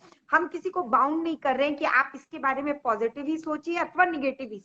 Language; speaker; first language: Hindi; native; Hindi